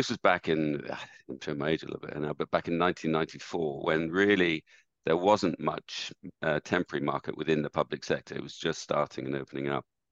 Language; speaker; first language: English; native; English